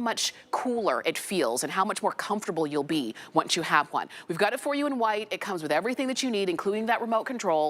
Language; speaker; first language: English; native; English